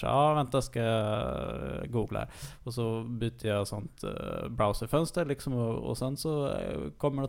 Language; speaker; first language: Swedish; native; Swedish